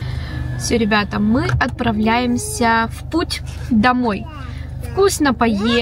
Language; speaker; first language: Russian; native; Russian